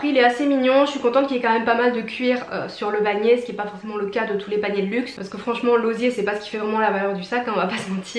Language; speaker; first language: French; native; French